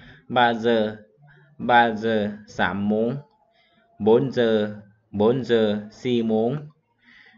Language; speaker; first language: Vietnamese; non-native, learner; Hmong